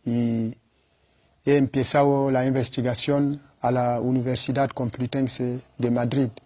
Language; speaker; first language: Spanish; non-native, fluent; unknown